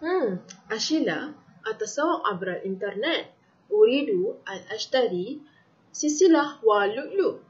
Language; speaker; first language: Arabic; non-native, learner; Malay